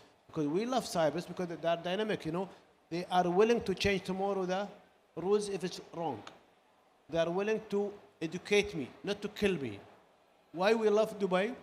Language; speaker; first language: English; non-native, learner; Arabic